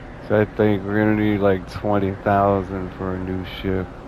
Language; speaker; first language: English; native; English